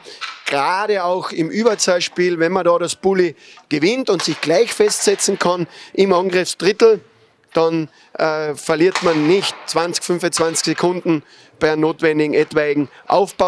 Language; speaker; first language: German; native; German